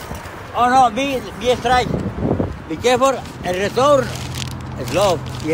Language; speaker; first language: English; non-native, learner; Spanish